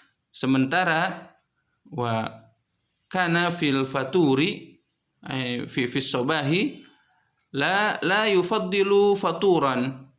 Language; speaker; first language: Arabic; non-native, fluent; Indonesian